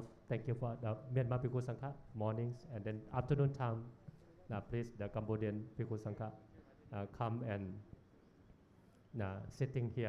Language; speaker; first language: English; non-native, learner; Thai